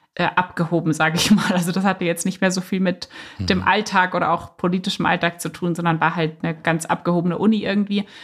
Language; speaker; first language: German; native; German